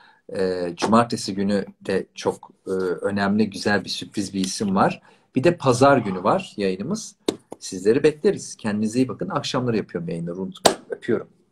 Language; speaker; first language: Turkish; native; Turkish